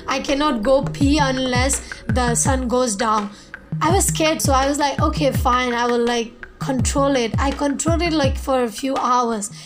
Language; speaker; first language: English; non-native, fluent; Burmese